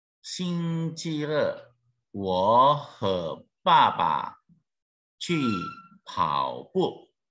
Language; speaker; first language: Chinese; non-native, fluent; Indonesian